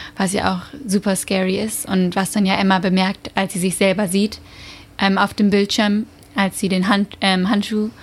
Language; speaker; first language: German; native; German